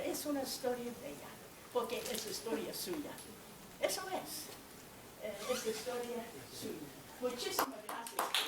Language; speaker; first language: Spanish; non-native, fluent; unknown